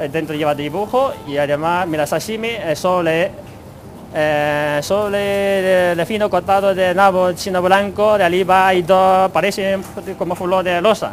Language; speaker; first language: Spanish; non-native, learner; Chinese